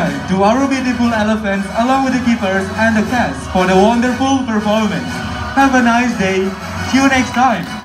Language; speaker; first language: English; non-native, fluent; Indonesian